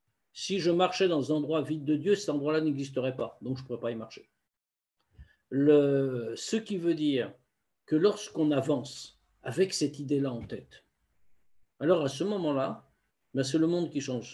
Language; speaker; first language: French; native; French